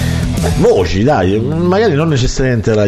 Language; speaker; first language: Italian; native; Italian